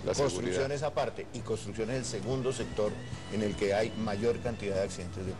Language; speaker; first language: Spanish; native; Spanish